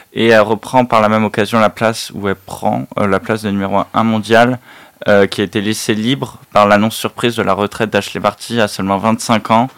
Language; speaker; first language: French; native; French